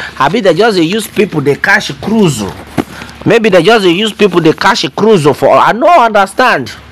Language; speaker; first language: Nigerian Pidgin; non-native, local second language; Yoruba